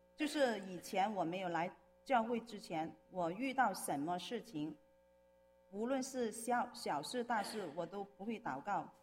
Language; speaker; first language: Chinese; non-native, local second language; Cantonese